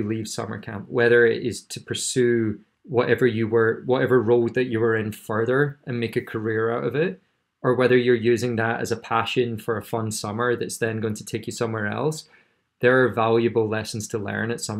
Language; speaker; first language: English; native; English